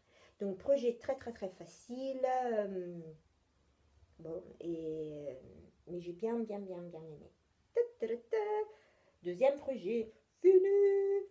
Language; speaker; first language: French; non-native, fluent; Italian